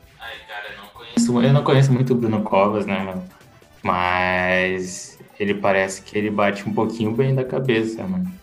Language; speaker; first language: Portuguese; native; Portuguese